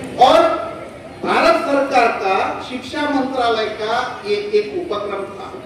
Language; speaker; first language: Hindi; non-native, local second language; Marathi